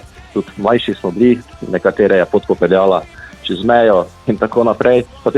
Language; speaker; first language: Slovenian; native; Slovenian